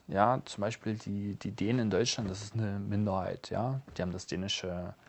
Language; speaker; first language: German; non-native, local second language; Upper Sorbian